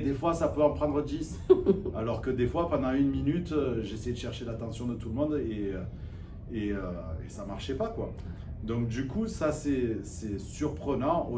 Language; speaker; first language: French; native; French